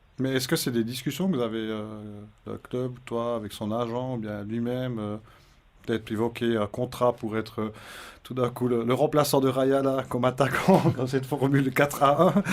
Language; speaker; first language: French; native; French